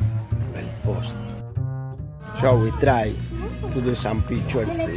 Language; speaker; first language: English; non-native, learner; Italian